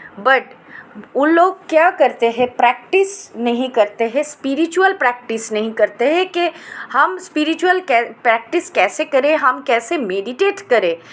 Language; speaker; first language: Hindi; non-native, local second language; Bangla